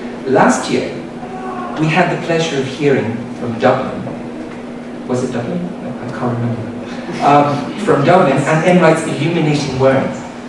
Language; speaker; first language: English; non-native, fluent; Spanish